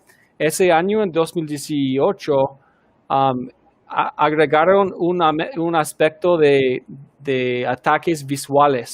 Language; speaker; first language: Spanish; early bilingual, heritage; Spanish